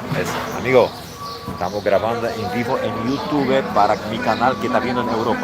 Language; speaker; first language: Spanish; non-native, learner; Polish